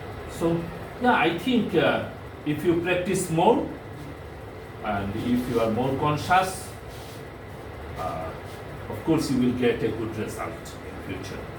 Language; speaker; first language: English; non-native, fluent; Bangla